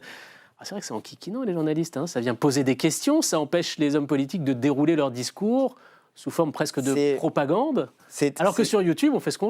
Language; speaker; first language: French; native; French